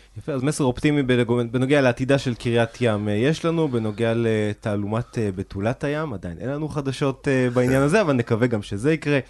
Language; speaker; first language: Hebrew; native; Hebrew